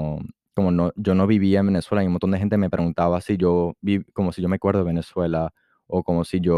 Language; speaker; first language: Spanish; early bilingual, heritage; Spanish